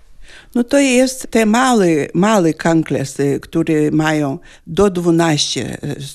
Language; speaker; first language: Polish; non-native, learner; Lithuanian